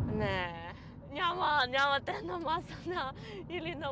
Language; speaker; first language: Bulgarian; non-native, learner; Chinese